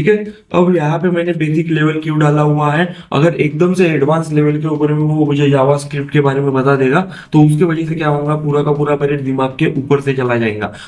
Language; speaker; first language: Hindi; non-native, local second language; Marathi